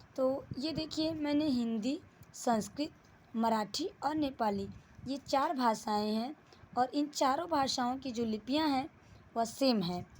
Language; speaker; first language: Hindi; native; Hindi